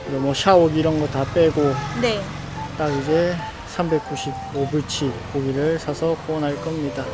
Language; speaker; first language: Korean; native; Korean